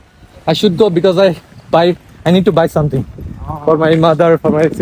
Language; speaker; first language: English; non-native, learner; Bangla